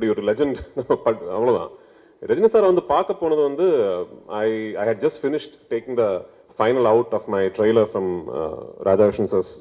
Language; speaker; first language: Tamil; non-native, local second language; Malayalam